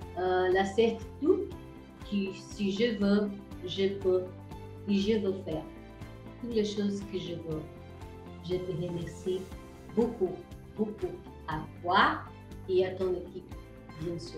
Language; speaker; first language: French; non-native, learner; Portuguese